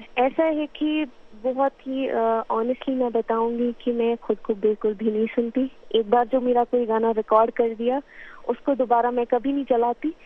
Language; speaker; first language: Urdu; non-native, local second language; Kashmiri